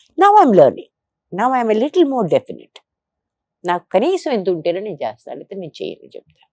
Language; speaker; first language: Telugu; native; Telugu